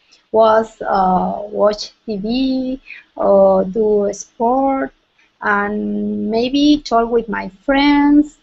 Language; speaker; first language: English; non-native, learner; Spanish